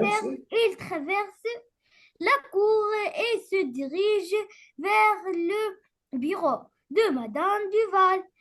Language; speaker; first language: French; non-native, learner; Arabic